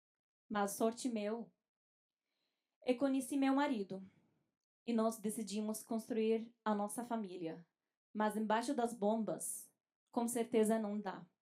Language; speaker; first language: Portuguese; non-native, fluent; Arabic